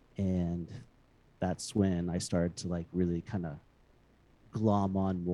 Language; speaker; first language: English; native; English